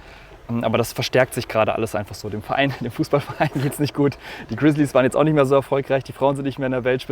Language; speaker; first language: German; native; German